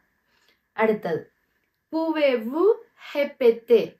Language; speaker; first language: French; non-native, fluent; Tamil